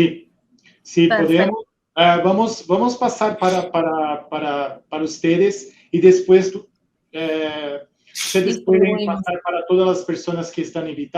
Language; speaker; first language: Spanish; non-native, fluent; Portuguese